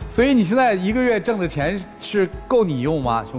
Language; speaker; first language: Chinese; native; Chinese